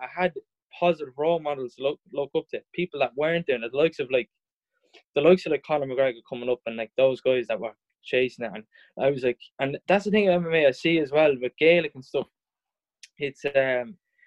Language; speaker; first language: English; native; English